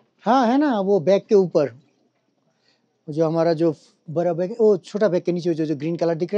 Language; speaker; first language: Hindi; non-native, fluent; Bangla